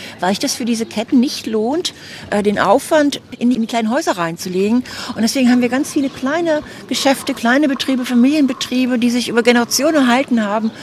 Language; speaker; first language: German; native; German